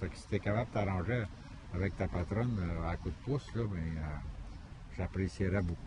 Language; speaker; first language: French; native; French